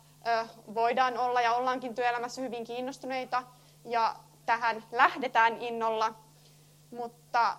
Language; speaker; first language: Finnish; native; Finnish